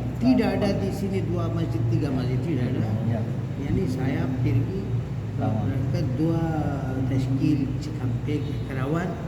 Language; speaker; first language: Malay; non-native, learner; Urdu